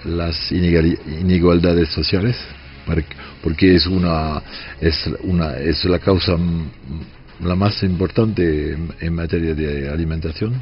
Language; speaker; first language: Spanish; non-native, fluent; French